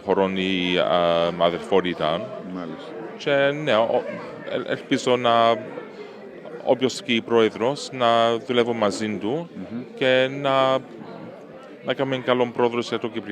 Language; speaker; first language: Greek; early bilingual, heritage; Greek